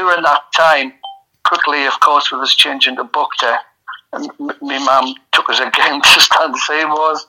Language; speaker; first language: English; native; English